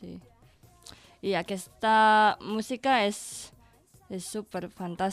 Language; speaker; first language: Catalan; non-native, learner; Indonesian